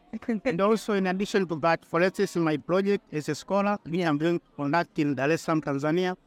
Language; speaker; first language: English; non-native, local second language; Swahili